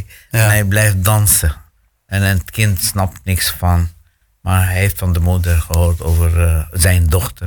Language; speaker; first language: Dutch; non-native, fluent; Arabic